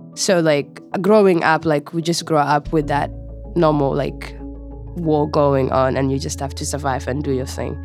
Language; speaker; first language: English; non-native, fluent; Somali